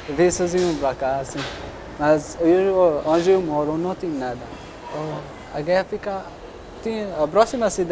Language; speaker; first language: Portuguese; non-native, local second language; Arabic